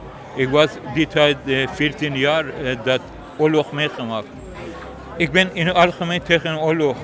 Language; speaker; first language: Dutch; non-native, learner; Persian